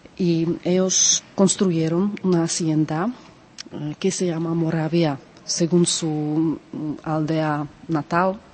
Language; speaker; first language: Spanish; non-native, fluent; Czech